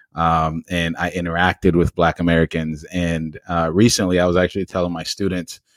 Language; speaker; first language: English; early bilingual, other home language; Lingala